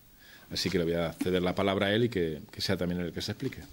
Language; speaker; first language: Spanish; native; Spanish